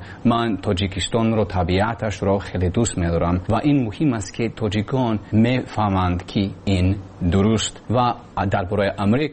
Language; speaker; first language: Persian; non-native, learner; English